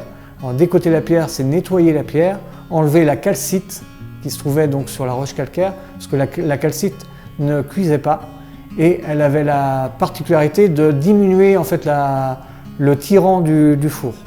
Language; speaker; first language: French; native; French